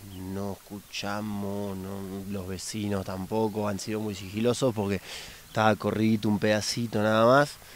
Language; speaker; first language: Spanish; native; Spanish